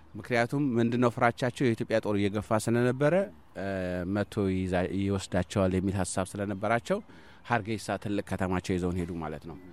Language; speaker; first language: Amharic; non-native, local second language; Somali